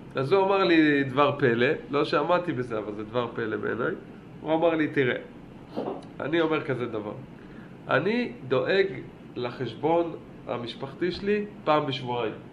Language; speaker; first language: Hebrew; native; Hebrew